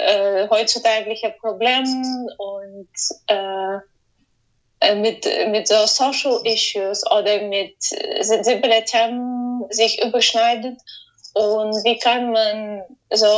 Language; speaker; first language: German; non-native, fluent; Ukrainian